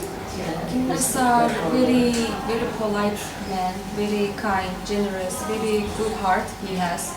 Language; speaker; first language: English; non-native, learner; Turkish